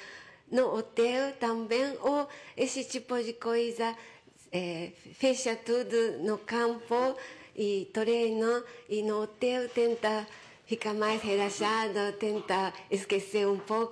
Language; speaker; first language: Portuguese; non-native, fluent; Japanese